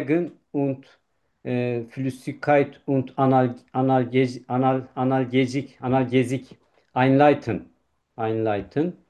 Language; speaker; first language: German; non-native, learner; Turkish